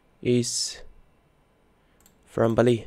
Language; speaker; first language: English; non-native, learner; Russian